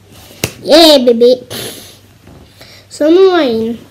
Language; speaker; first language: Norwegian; non-native, learner; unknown